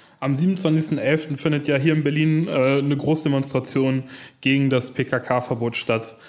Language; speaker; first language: German; native; German